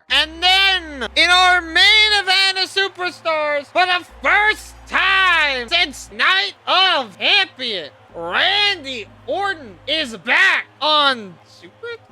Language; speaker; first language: English; native; English